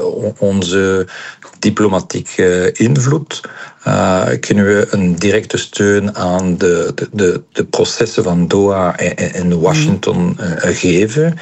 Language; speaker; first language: Dutch; non-native, local second language; French